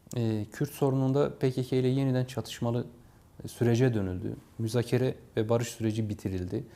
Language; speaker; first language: Turkish; non-native, local second language; Kurdish